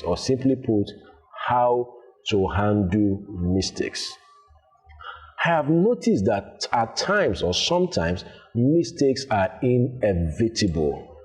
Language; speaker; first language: English; non-native, local second language; Yoruba